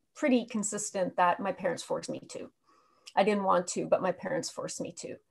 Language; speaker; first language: English; native; English